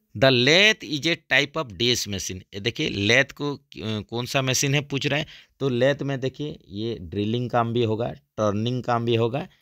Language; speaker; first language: Hindi; native; Hindi